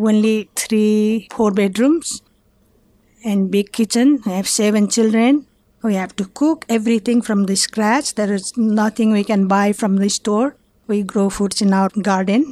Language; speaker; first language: English; non-native, fluent; Nepali